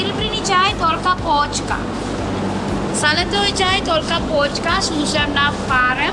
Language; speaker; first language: Russian; non-native, learner; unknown